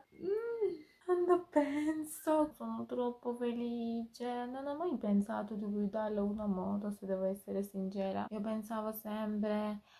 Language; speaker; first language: Italian; non-native, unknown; Turkish